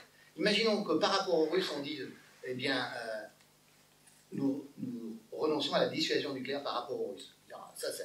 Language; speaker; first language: French; native; French